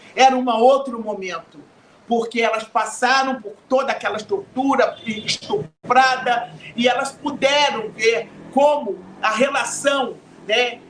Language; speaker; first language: Portuguese; native; Portuguese